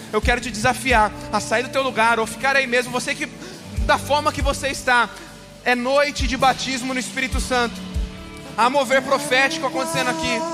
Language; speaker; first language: Portuguese; native; Portuguese